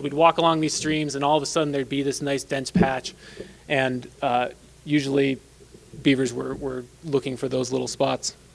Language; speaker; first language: English; native; English